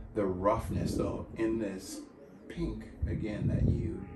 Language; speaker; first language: English; native; English